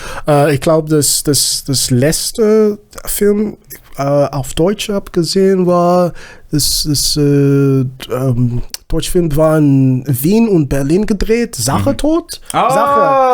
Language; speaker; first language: German; non-native, learner; Zulu